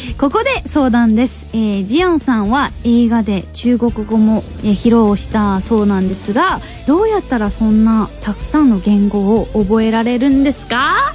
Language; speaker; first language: Japanese; non-native, fluent; Korean